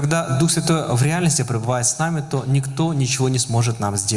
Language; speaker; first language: Russian; native; Russian